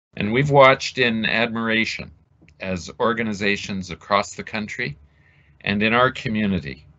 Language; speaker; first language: English; native; English